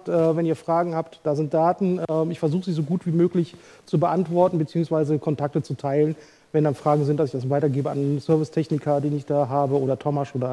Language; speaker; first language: German; native; German